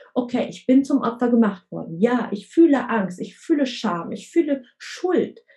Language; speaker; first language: German; early bilingual, other home language; Vietnamese